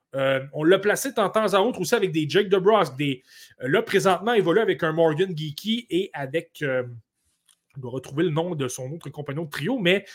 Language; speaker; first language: French; native; French